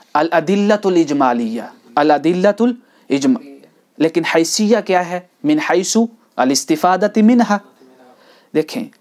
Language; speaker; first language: Urdu; non-native, local second language; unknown